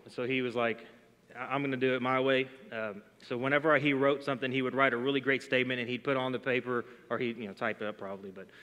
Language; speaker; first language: English; native; English